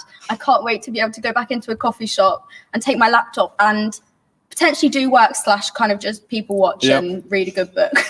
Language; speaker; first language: English; native; English